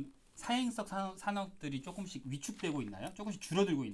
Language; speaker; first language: Korean; native; Korean